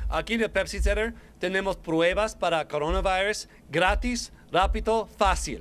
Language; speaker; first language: Spanish; non-native, learner; English